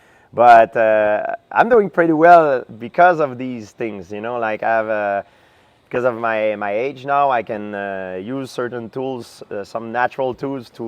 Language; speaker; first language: English; non-native, fluent; French